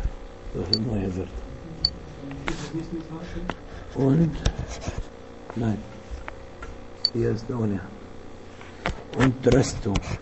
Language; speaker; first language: German; non-native, fluent; Arabic